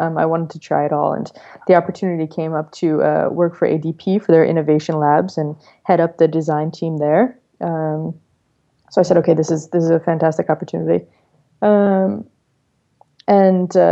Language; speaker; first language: English; native; English